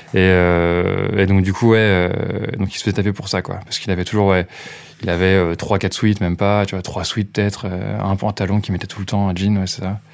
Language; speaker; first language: French; native; French